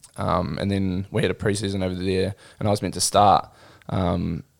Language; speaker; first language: English; native; English